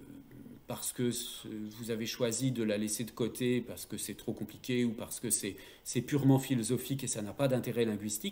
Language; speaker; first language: French; native; French